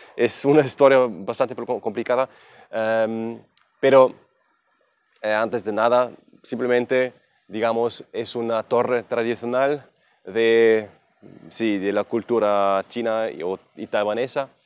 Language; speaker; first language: Spanish; non-native, fluent; German